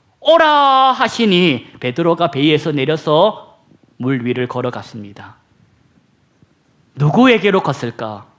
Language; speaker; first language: Korean; native; Korean